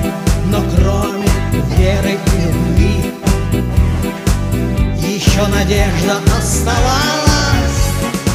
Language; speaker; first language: Russian; native; Russian